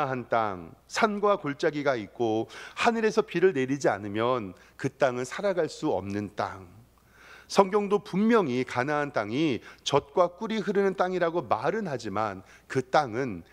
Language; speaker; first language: Korean; native; Korean